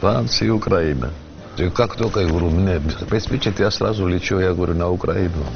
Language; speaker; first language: Ukrainian; non-native, learner; Georgian